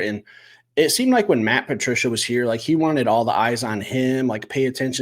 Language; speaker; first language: English; native; English